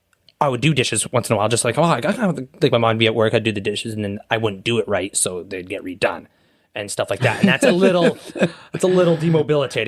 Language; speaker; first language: English; native; English